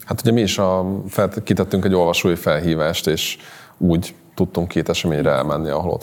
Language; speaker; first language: Hungarian; native; Hungarian